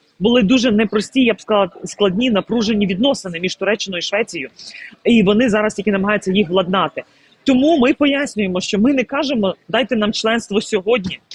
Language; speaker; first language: Ukrainian; native; Ukrainian